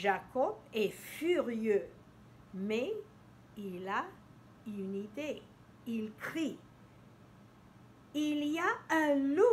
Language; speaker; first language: French; non-native, fluent; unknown